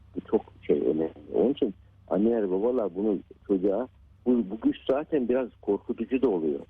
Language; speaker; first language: Turkish; native; Turkish